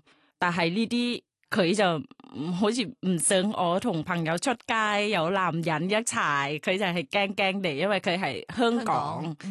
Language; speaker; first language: Cantonese; non-native, learner; Thai